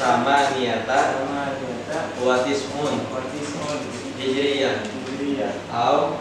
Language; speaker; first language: Arabic; non-native, fluent; Indonesian